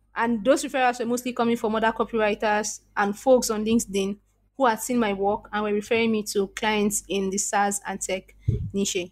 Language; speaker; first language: English; non-native, local second language; Igbo